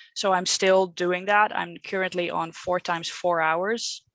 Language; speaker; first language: English; non-native, fluent; Dutch